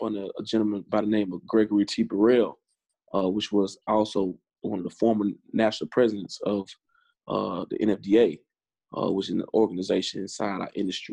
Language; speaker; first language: English; native; English